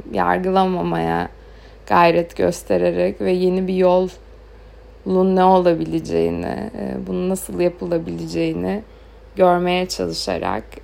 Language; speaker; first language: Turkish; native; Turkish